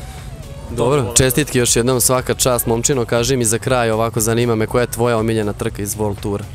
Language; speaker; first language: Serbian; native; Serbian